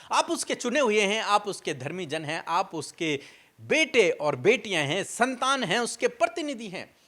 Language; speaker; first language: Hindi; native; Hindi